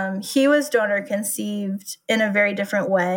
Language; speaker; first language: English; native; English